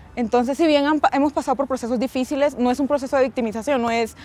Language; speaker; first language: Spanish; native; Spanish